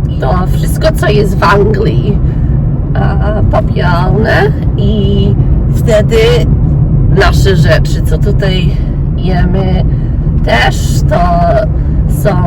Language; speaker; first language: Polish; early bilingual, heritage; English